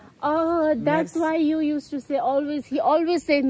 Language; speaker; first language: English; non-native, learner; Nepali